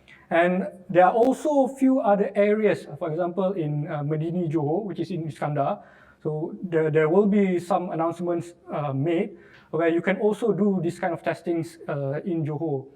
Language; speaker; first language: English; non-native, local second language; Malay